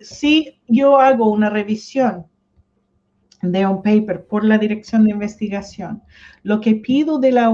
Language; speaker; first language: Spanish; non-native, fluent; English